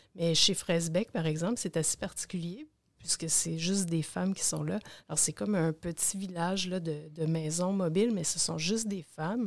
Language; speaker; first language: French; native; French